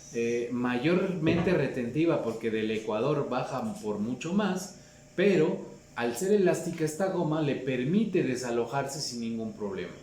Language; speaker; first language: Spanish; native; Spanish